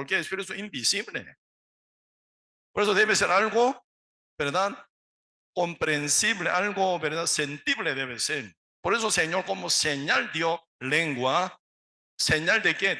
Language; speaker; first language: Spanish; non-native, learner; Korean